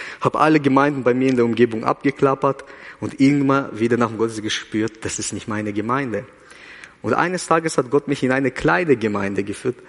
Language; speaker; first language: German; early bilingual, other home language; Russian